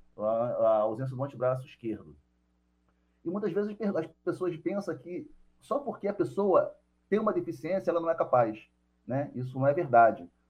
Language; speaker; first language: Portuguese; native; Portuguese